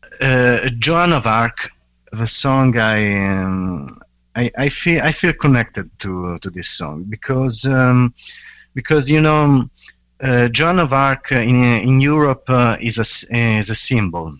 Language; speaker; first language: English; non-native, fluent; Italian